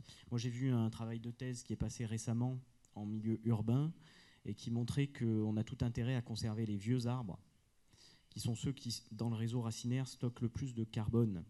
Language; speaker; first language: French; native; French